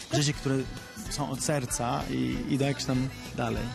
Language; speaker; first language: Polish; non-native, fluent; Italian